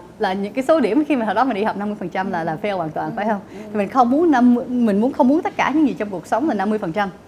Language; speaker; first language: Vietnamese; early bilingual, heritage; Vietnamese